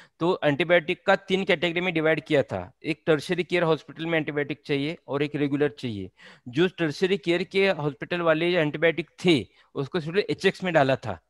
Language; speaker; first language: Hindi; non-native, local second language; Marathi